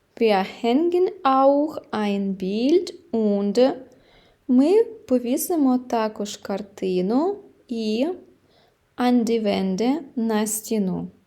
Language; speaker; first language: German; non-native, fluent; Ukrainian